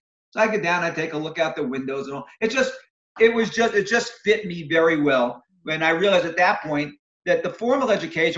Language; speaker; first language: English; native; English